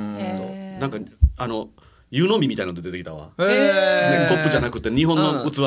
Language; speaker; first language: Japanese; native; Japanese